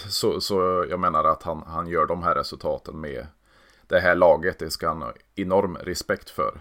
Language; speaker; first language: Swedish; native; Swedish